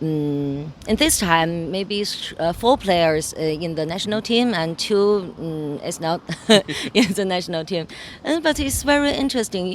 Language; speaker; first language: English; non-native, learner; Chinese